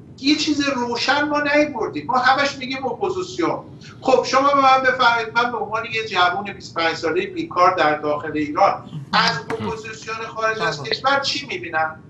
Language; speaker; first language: Persian; non-native, local second language; Azerbaijani